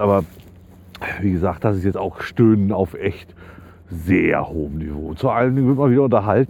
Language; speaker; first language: German; native; German